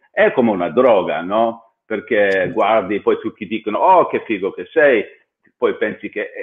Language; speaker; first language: Italian; non-native, fluent; English